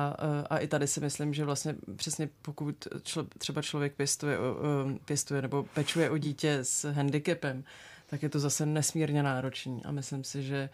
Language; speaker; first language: Czech; native; Czech